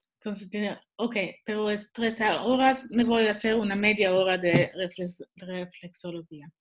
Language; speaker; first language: Spanish; non-native, learner; Swiss German